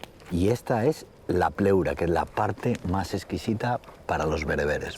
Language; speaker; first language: Spanish; native; Spanish